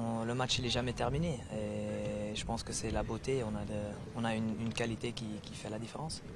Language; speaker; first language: French; non-native, fluent; Dutch